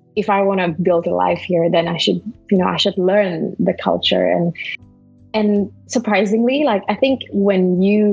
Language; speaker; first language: English; non-native, fluent; Malay